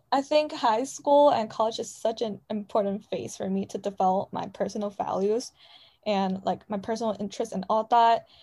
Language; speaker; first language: English; non-native, fluent; Chinese